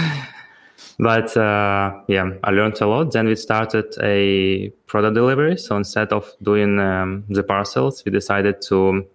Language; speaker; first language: English; non-native, fluent; Ukrainian